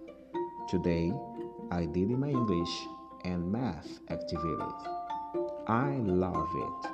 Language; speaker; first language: English; non-native, learner; Portuguese